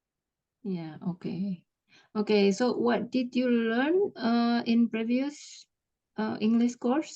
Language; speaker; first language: English; non-native, fluent; Indonesian